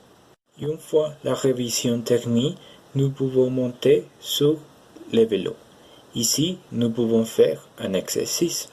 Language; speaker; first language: French; non-native, learner; Spanish